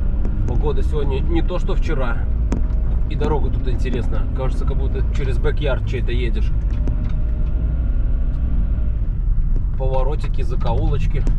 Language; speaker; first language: Russian; native; Russian